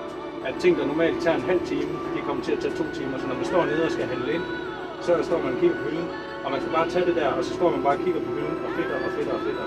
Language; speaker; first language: Danish; native; Danish